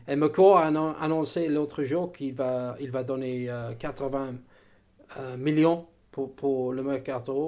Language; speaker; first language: French; non-native, learner; English